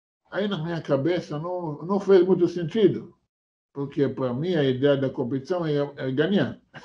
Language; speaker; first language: Portuguese; non-native, fluent; Hebrew